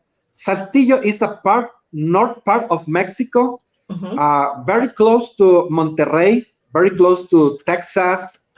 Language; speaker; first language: English; non-native, learner; Spanish